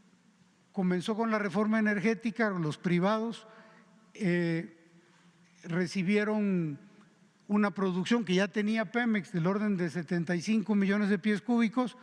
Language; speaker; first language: Spanish; native; Spanish